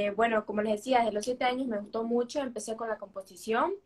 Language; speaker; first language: Spanish; native; Spanish